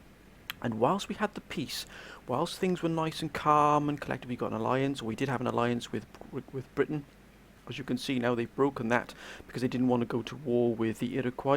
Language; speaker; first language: English; native; English